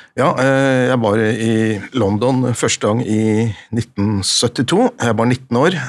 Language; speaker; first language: Norwegian; native; Norwegian